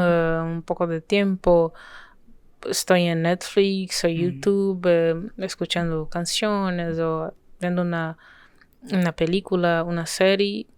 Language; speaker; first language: Spanish; non-native, fluent; French